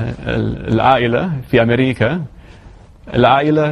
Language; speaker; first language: Arabic; non-native, learner; English